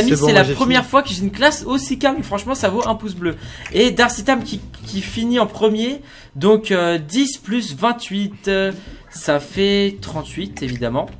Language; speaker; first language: French; native; French